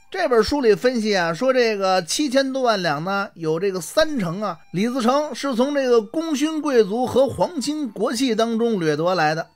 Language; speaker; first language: Chinese; native; Chinese